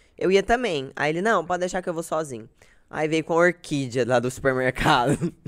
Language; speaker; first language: Portuguese; native; Portuguese